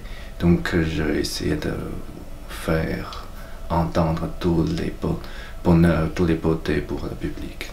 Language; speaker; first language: French; non-native, fluent; Chinese